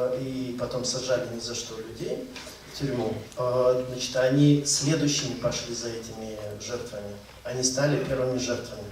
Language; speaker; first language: Russian; native; Russian